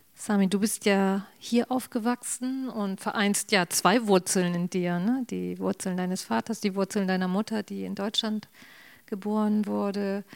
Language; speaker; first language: German; native; German